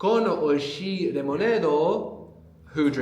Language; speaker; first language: Japanese; non-native, fluent; English